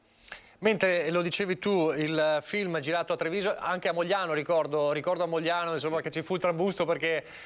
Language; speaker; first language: Italian; native; Italian